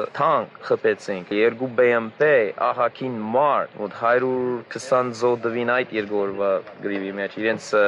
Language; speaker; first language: Armenian; non-native, fluent; English